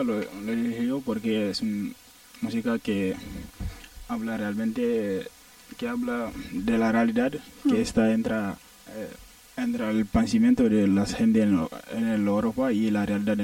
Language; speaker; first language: Spanish; non-native, learner; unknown